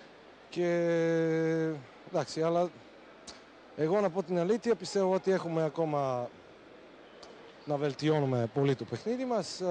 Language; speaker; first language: Greek; non-native, fluent; Bulgarian